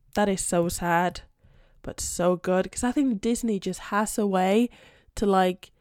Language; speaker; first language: English; non-native, fluent; Spanish